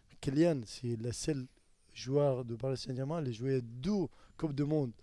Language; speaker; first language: French; non-native, learner; Arabic